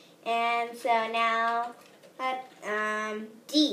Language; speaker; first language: English; native; English